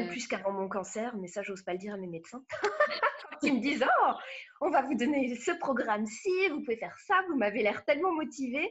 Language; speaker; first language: French; native; French